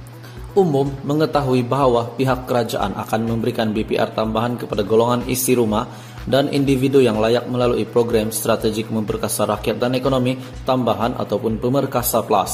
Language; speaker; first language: Malay; native; Malay